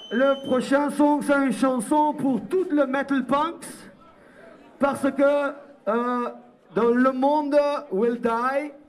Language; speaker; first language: French; non-native, learner; German